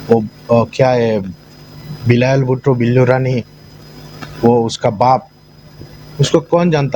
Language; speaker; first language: Hindi; non-native, fluent; Bangla